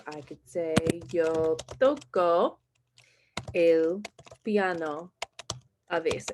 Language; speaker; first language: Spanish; non-native, fluent; English